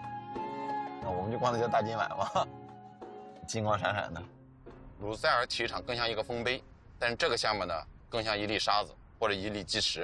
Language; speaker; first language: Chinese; native; Chinese